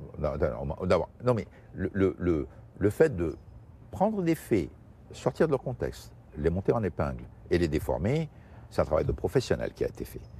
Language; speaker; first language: French; non-native, local second language; Portuguese